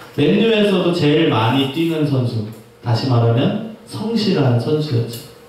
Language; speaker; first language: Korean; native; Korean